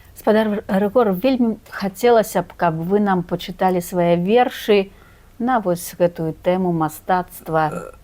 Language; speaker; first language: Belarusian; native; Belarusian